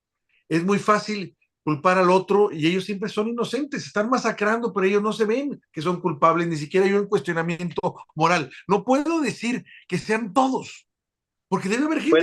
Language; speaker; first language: Spanish; native; Spanish